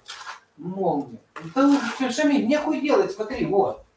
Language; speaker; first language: Russian; native; Russian